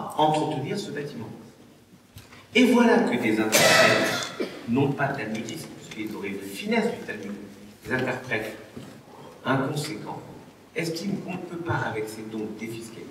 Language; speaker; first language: French; native; French